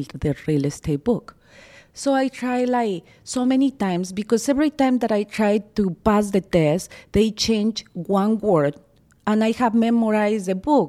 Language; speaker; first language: English; non-native, fluent; Spanish